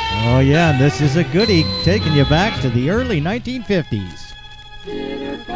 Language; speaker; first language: English; native; English